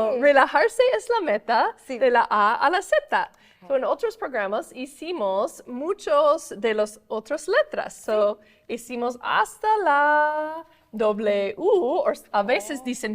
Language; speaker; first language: Spanish; non-native, fluent; English